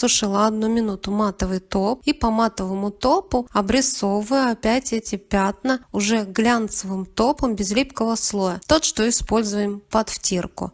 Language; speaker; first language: Russian; native; Russian